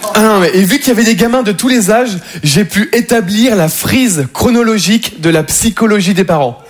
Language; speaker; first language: French; native; French